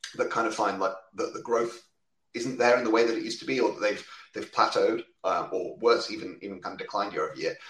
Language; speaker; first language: English; native; English